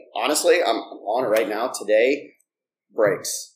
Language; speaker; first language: English; native; English